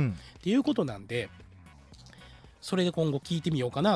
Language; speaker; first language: Japanese; native; Japanese